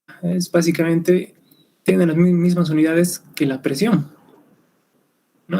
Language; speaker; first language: Spanish; native; Spanish